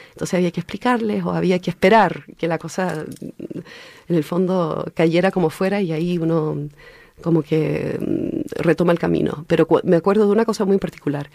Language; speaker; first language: Spanish; early bilingual, heritage; Spanish